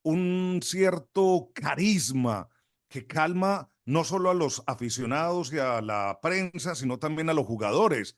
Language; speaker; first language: Spanish; native; Spanish